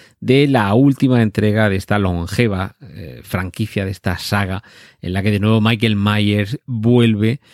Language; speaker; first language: Spanish; native; Spanish